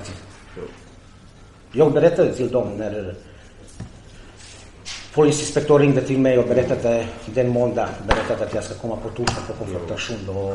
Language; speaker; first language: Swedish; non-native, fluent; Croatian